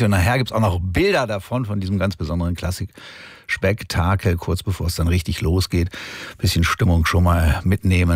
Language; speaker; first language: German; native; German